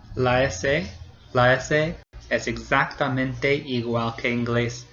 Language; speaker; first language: Spanish; non-native, fluent; English